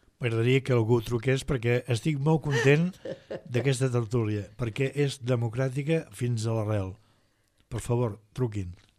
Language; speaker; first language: Catalan; native; Catalan